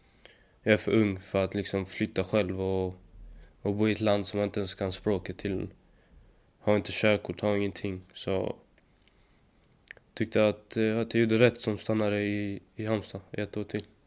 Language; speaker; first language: Swedish; native; Swedish